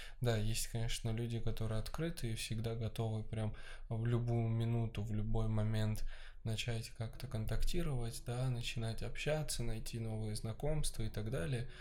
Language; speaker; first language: Russian; early bilingual, other home language; Armenian